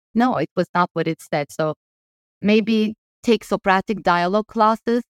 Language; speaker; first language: English; non-native, fluent; Turkish